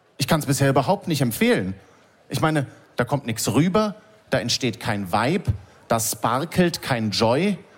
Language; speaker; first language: German; native; German